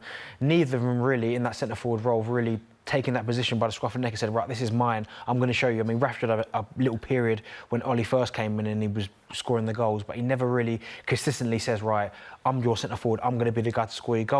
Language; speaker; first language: English; native; English